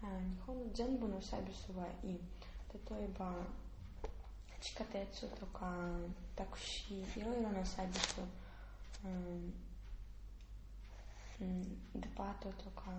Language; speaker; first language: Japanese; non-native, learner; Russian